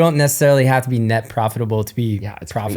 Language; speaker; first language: English; native; English